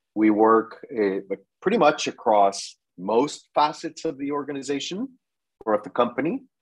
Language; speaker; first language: English; non-native, fluent; Spanish